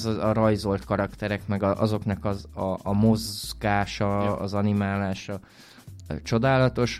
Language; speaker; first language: Hungarian; native; Hungarian